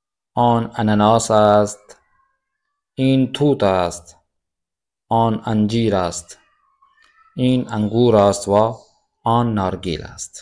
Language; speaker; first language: Persian; non-native, fluent; Urdu